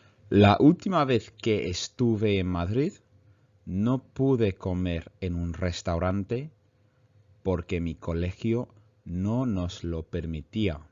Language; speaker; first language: Spanish; non-native, fluent; English